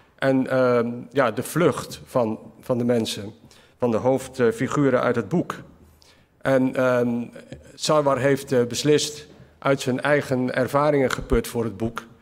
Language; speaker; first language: Dutch; native; Dutch